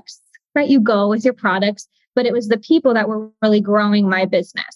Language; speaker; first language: English; native; English